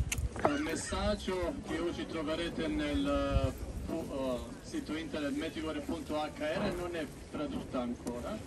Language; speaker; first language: Italian; non-native, learner; Croatian